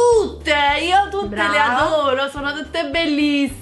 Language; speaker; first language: Italian; native; Italian